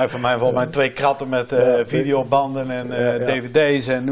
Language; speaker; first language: Dutch; native; Dutch